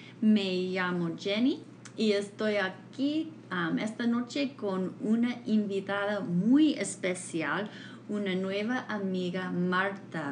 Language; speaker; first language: Spanish; non-native, fluent; English